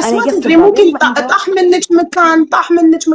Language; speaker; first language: Arabic; non-native, fluent; Amharic